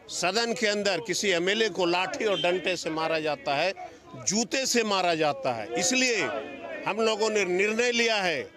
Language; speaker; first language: Hindi; native; Hindi